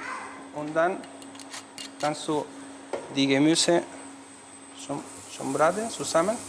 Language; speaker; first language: German; non-native, learner; Spanish